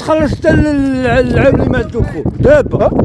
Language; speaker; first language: Arabic; native; Arabic